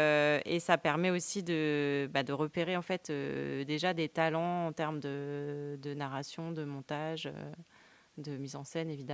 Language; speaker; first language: French; native; French